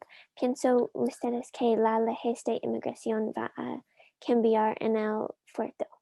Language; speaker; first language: Spanish; non-native, learner; English